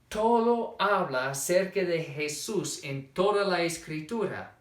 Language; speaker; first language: Spanish; non-native, fluent; English